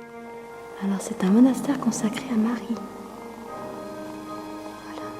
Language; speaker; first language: French; native; French